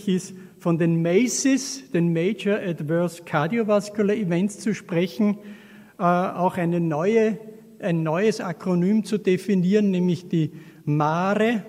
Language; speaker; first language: German; native; German